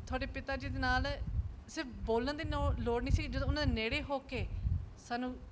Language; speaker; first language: Punjabi; early bilingual, heritage; Punjabi